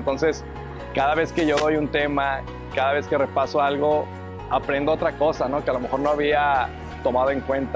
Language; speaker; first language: Spanish; native; Spanish